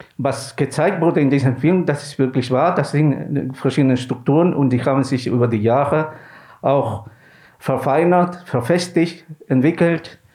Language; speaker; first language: German; non-native, fluent; Spanish